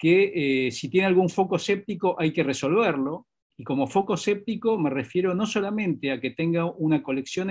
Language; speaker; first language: Spanish; native; Spanish